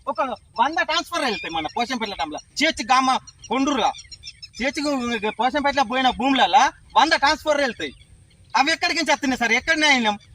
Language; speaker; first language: Telugu; native; Telugu